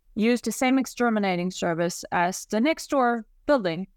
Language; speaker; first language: English; non-native, fluent; Swedish